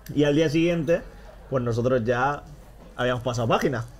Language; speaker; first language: Spanish; native; Spanish